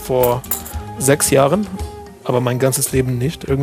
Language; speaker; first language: German; non-native, fluent; Arabic